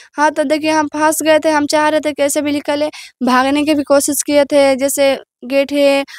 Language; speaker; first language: Hindi; native; Hindi